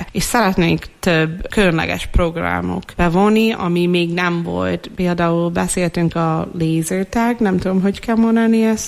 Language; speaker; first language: Hungarian; non-native, fluent; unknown